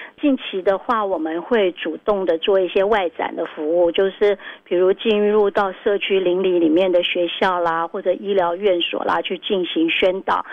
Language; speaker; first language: Chinese; native; Chinese